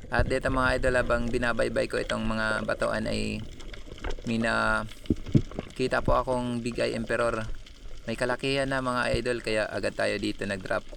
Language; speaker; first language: Filipino; non-native, local second language; Cebuano